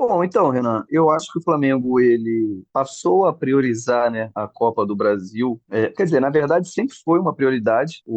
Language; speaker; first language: Portuguese; native; Portuguese